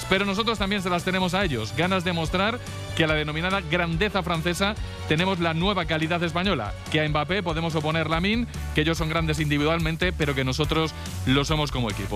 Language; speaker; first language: Spanish; native; Spanish